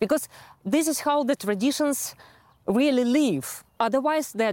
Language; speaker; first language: English; non-native, fluent; Russian